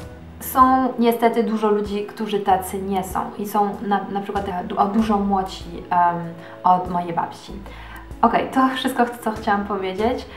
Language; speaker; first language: Polish; early bilingual, heritage; Polish